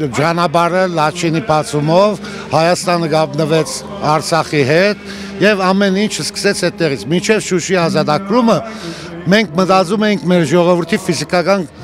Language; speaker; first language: Armenian; early bilingual, heritage; Armenian